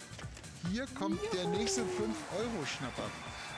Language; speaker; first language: German; native; German